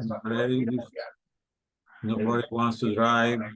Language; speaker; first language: English; non-native, learner; Spanish